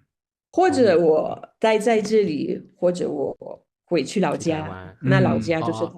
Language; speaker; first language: Chinese; non-native, fluent; French